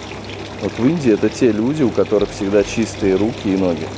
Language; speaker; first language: Russian; native; Russian